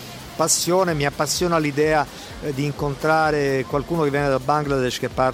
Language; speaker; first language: Italian; native; Italian